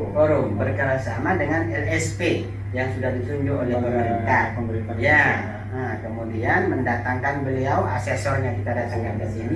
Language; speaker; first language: Indonesian; native; Indonesian